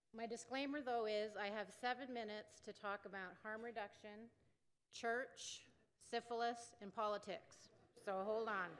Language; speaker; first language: English; native; English